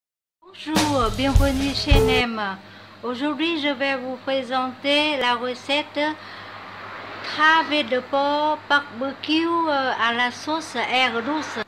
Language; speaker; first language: French; non-native, fluent; Vietnamese